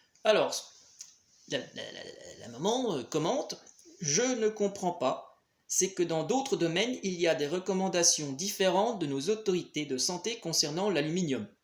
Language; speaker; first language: French; native; French